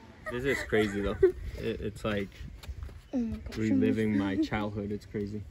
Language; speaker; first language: English; early bilingual, other home language; Spanish